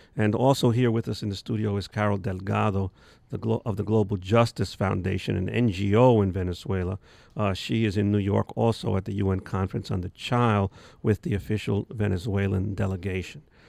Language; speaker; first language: English; native; English